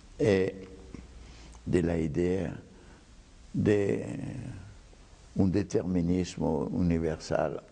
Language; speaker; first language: Spanish; non-native, fluent; French